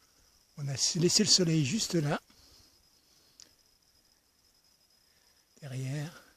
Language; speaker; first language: French; native; French